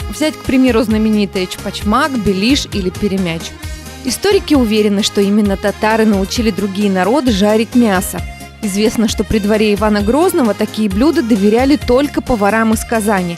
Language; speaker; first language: Russian; native; Russian